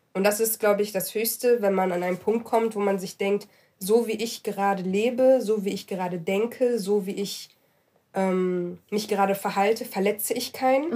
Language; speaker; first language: German; early bilingual, other home language; Arabic